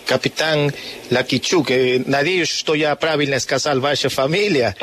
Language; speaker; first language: Russian; non-native, learner; Spanish